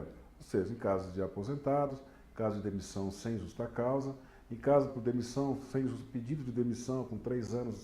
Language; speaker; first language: Portuguese; native; Portuguese